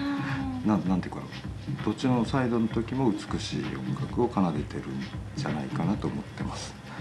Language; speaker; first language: Japanese; native; Japanese